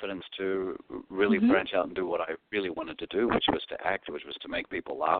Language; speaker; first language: English; non-native, local second language; Greek